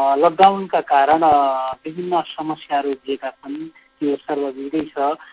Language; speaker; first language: Nepali; native; Nepali